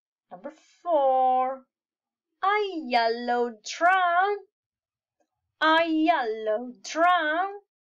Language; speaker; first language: English; non-native, fluent; Italian